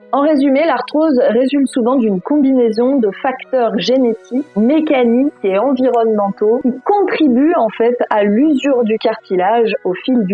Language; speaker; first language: French; native; French